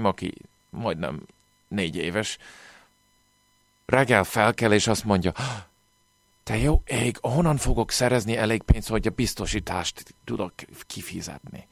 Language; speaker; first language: Hungarian; non-native, fluent; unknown